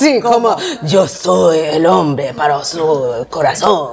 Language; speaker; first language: Spanish; non-native, learner; English